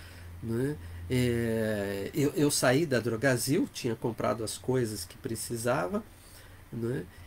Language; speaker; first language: Portuguese; native; Portuguese